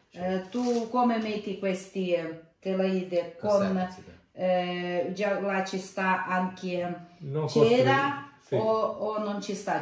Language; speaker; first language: Italian; non-native, learner; Ukrainian